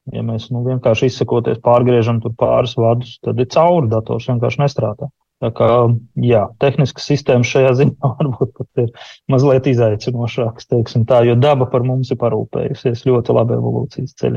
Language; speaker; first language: Latvian; native; Latvian